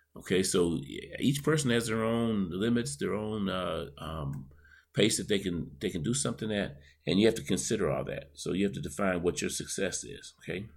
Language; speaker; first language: English; native; English